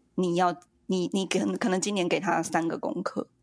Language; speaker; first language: Chinese; native; Chinese